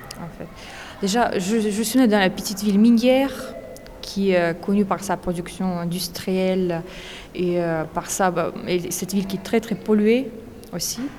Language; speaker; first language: French; non-native, fluent; Russian